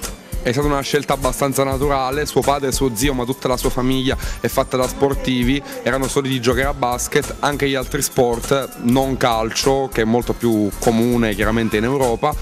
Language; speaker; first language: Italian; native; Italian